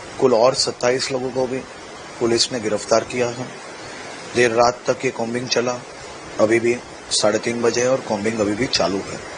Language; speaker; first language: Hindi; non-native, local second language; Gujarati